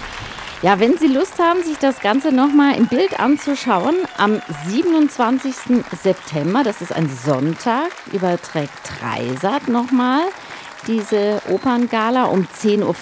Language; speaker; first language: German; native; German